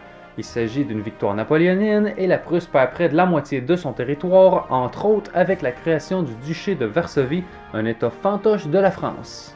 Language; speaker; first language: French; native; French